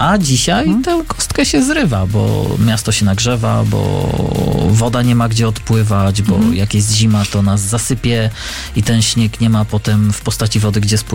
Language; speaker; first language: Polish; native; Polish